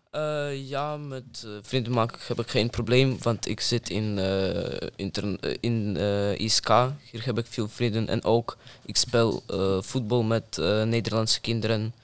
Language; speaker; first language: Dutch; non-native, fluent; Ukrainian